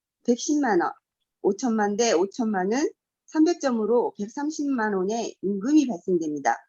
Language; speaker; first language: Korean; native; Korean